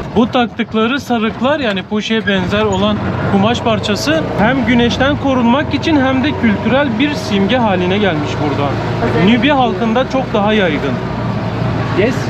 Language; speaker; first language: Turkish; native; Turkish